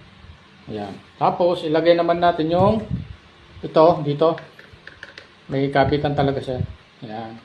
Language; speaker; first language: Filipino; native; Filipino